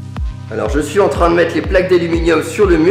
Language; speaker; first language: French; native; French